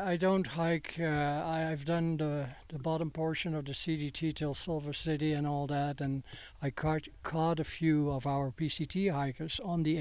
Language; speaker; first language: English; non-native, fluent; Dutch